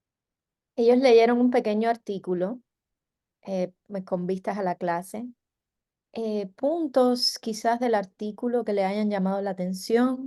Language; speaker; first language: Spanish; native; Spanish